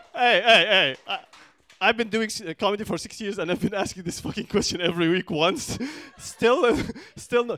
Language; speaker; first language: English; non-native, fluent; Arabic